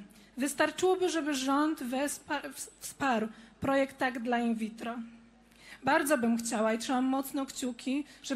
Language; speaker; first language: Polish; native; Polish